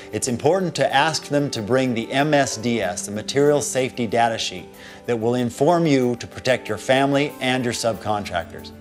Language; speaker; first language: English; native; English